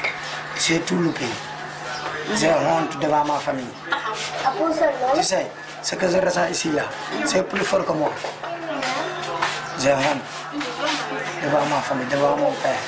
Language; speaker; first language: French; non-native, local second language; Wolof